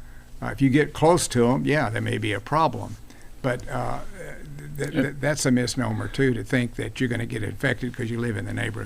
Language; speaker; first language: English; native; English